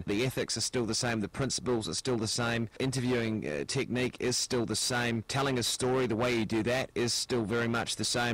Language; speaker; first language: English; native; English